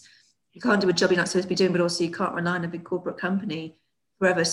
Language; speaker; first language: English; native; English